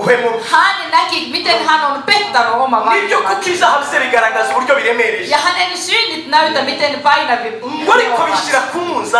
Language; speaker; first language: Finnish; non-native, fluent; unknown